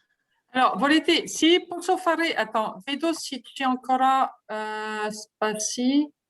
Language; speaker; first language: Italian; non-native, fluent; French